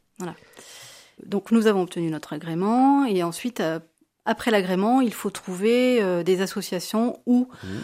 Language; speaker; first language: French; native; French